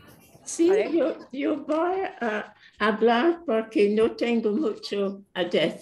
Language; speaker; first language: Spanish; non-native, fluent; English